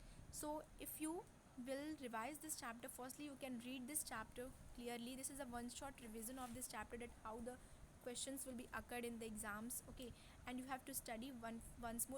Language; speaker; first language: English; non-native, local second language; Hindi